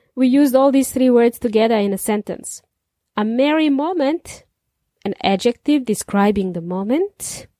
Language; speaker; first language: English; non-native, fluent; Serbian